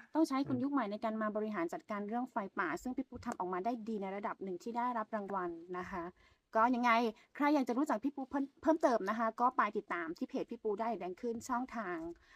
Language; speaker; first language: Thai; non-native, local second language; Karen languages